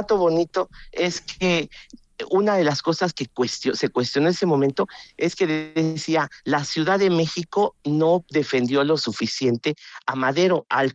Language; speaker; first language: Spanish; native; Spanish